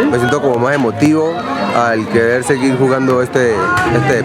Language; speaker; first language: Spanish; native; Spanish